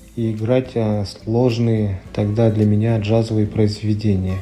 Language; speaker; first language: Russian; non-native, local second language; Yakut